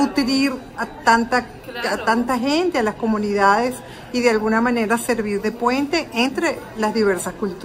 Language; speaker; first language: Spanish; native; Spanish